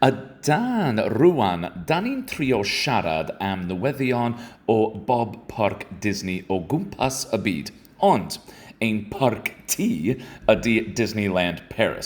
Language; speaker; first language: Welsh; non-native, learner; English